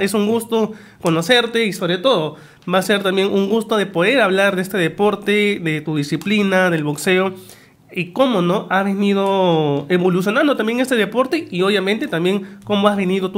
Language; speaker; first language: Spanish; native; Spanish